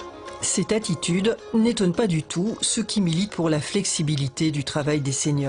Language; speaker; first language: French; native; French